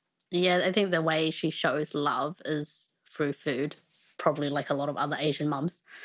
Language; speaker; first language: English; early bilingual, other home language; Vietnamese